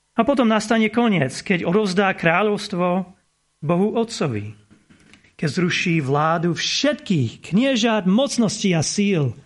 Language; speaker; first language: Slovak; non-native, fluent; English